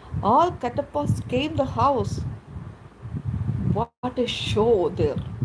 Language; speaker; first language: English; non-native, local second language; Malayalam